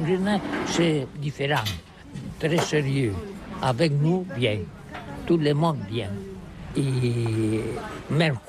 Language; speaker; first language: French; non-native, learner; Catalan